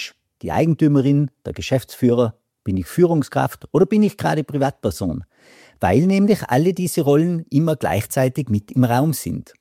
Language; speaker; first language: German; native; German